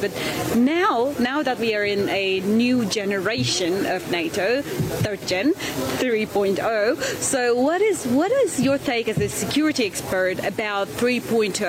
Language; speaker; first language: English; non-native, fluent; Turkish